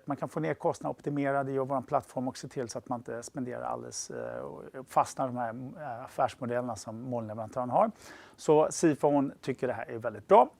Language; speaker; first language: Swedish; native; Swedish